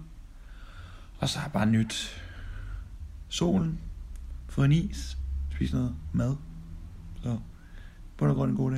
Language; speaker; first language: Danish; native; Danish